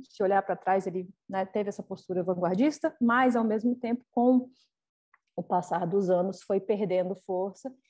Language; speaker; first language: Portuguese; native; Portuguese